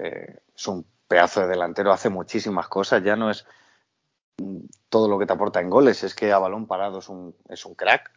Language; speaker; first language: Spanish; native; Spanish